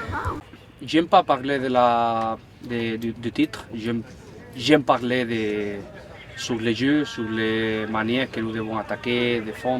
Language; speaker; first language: French; non-native, fluent; Spanish